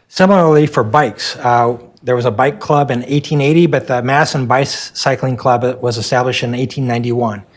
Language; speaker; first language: English; native; English